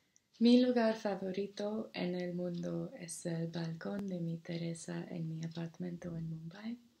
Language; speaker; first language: Spanish; non-native, learner; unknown